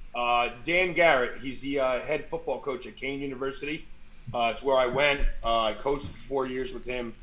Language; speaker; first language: English; native; English